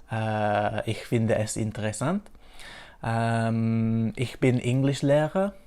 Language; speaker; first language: German; non-native, learner; English